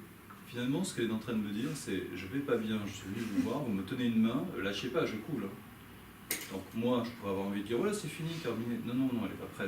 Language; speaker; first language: French; native; French